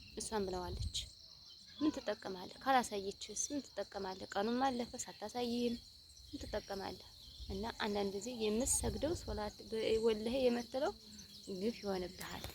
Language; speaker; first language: Amharic; native; Amharic